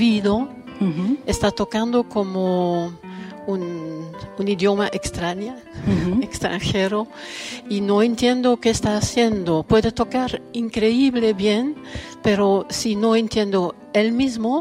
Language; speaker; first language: Spanish; non-native, fluent; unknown